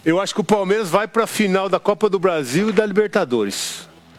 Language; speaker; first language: Portuguese; native; Portuguese